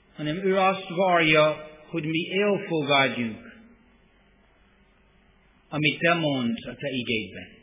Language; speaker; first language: Hungarian; non-native, fluent; English